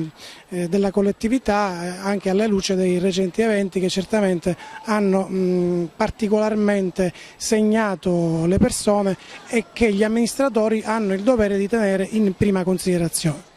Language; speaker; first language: Italian; native; Italian